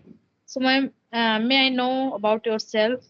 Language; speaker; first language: English; non-native, local second language; Hindi